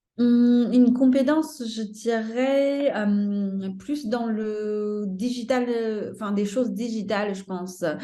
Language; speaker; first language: French; non-native, fluent; Chinese